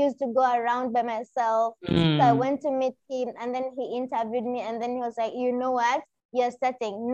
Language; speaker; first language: English; non-native, local second language; Swahili